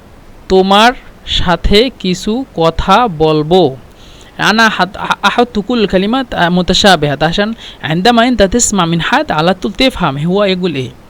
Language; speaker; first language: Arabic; non-native, fluent; Bangla